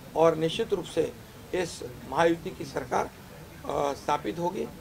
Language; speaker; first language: Hindi; non-native, local second language; Marathi